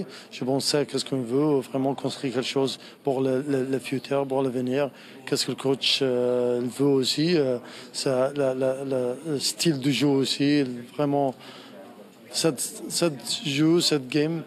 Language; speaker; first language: French; non-native, learner; Arabic